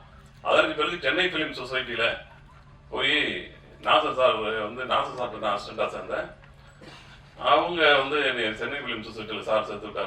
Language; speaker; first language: Tamil; native; Tamil